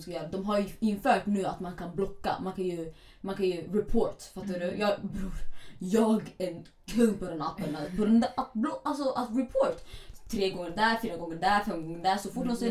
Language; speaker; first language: Swedish; early bilingual, other home language; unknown